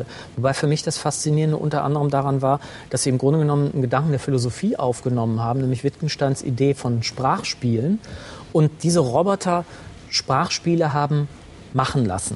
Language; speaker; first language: German; native; German